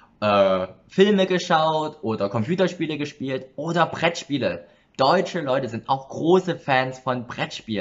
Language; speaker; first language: German; early bilingual, other home language; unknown